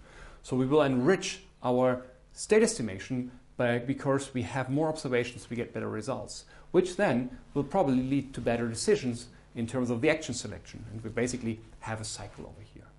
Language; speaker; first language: English; non-native, fluent; German